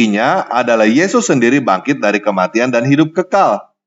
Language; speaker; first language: Indonesian; native; Indonesian